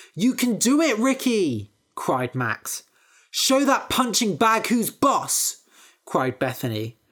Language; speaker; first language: English; native; English